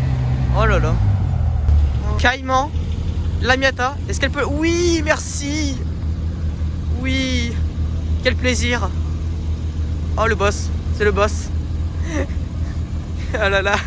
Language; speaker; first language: French; native; French